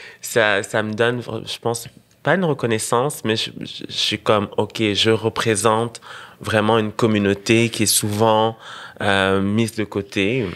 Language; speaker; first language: French; non-native, local second language; Rundi